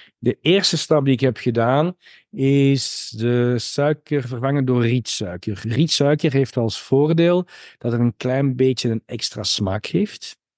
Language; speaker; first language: Dutch; native; Dutch